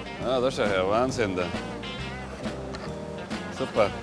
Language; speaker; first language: German; native; German